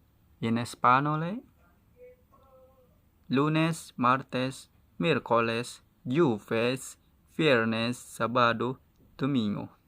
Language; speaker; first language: Spanish; non-native, learner; Indonesian